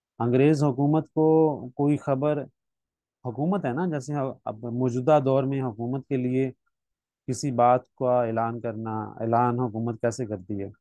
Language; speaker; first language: Urdu; non-native, local second language; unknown